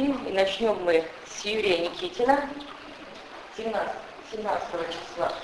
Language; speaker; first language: Russian; native; Russian